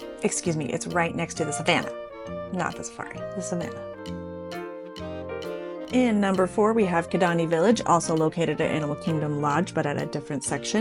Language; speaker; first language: English; native; English